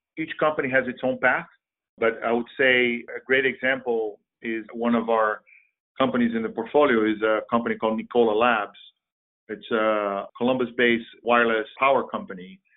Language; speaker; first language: English; non-native, fluent; Portuguese